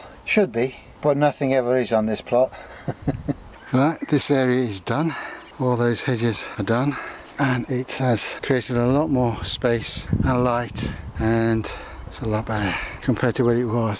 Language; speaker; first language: English; native; English